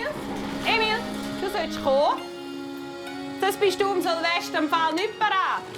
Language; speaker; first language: German; native; German